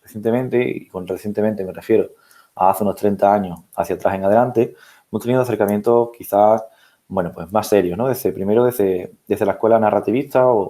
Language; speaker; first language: Spanish; native; Spanish